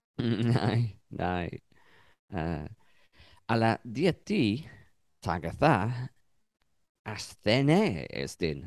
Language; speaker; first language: Greek; non-native, learner; English